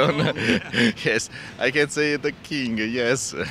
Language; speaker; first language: English; non-native, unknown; Italian